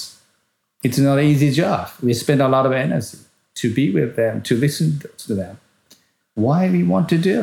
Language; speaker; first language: English; non-native, fluent; Japanese